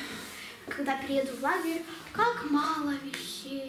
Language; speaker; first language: Russian; early bilingual, heritage; Lithuanian